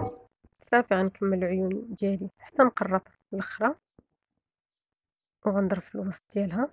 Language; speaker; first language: Arabic; native; Arabic